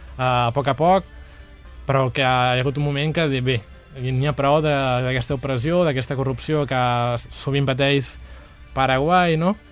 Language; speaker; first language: Catalan; native; Catalan